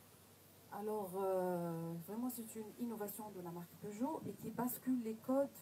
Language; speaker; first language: French; non-native, local second language; Arabic